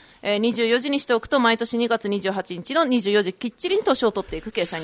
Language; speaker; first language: Japanese; native; Japanese